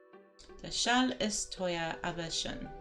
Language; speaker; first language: German; non-native, learner; Spanish